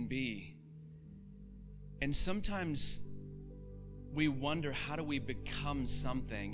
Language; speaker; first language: English; native; English